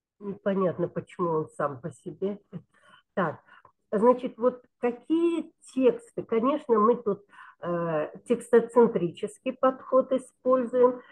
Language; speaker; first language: Russian; non-native, local second language; Kyrgyz